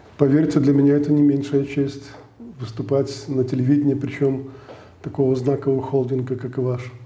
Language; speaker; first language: Russian; native; Russian